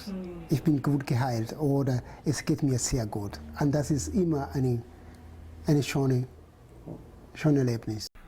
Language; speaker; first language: German; non-native, fluent; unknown